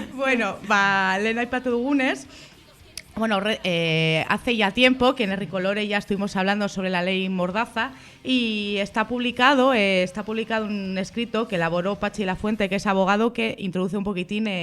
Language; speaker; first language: Spanish; native; Spanish